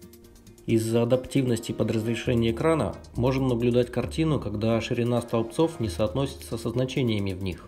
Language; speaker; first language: Russian; native; Russian